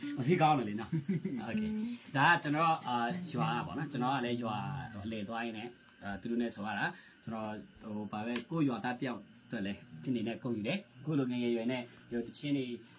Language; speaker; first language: Burmese; non-native, local second language; Pa'o Karen